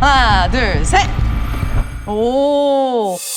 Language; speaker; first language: Korean; native; Korean